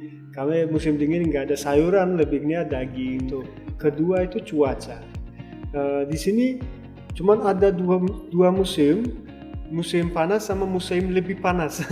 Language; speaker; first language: Indonesian; non-native, fluent; Turkmen